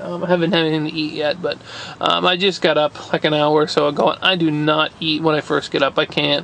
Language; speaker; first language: English; native; English